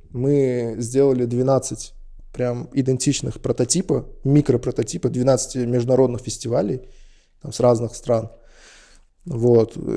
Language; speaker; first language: Russian; non-native, local second language; Uzbek